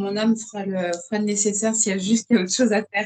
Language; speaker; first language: French; native; French